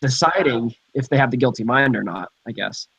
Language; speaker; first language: English; native; English